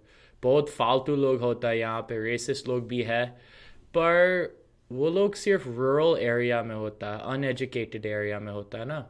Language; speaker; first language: Hindi; non-native, fluent; English